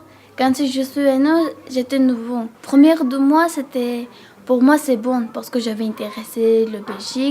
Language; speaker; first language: French; non-native, learner; Georgian